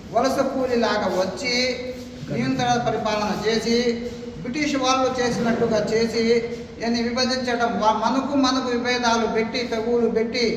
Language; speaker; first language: Telugu; non-native, local second language; Urdu